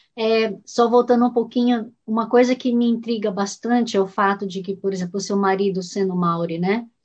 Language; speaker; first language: Portuguese; native; Portuguese